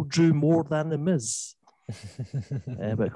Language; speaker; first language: English; native; English